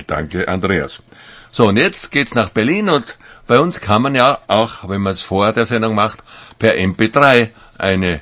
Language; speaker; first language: German; native; German